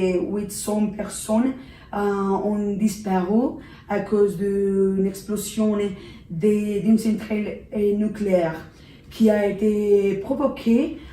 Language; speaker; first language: French; non-native, learner; Spanish